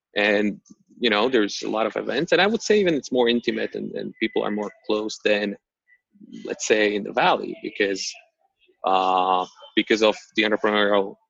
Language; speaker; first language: English; non-native, fluent; Slovak